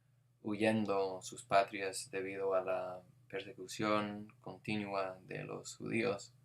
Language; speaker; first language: Spanish; non-native, fluent; English